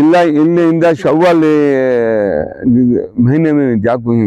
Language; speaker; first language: Kannada; non-native, local second language; Urdu